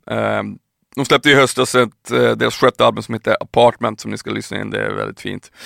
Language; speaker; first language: Swedish; native; Swedish